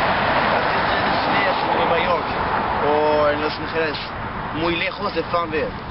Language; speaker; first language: Spanish; non-native, learner; English